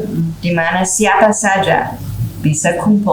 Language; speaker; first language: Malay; non-native, fluent; English